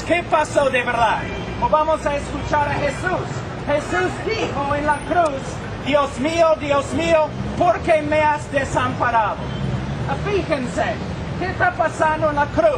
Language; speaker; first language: Spanish; non-native, fluent; English